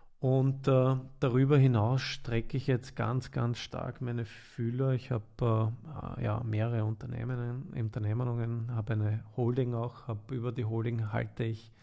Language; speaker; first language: German; native; German